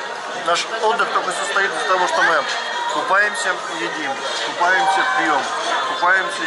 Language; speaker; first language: Russian; native; Russian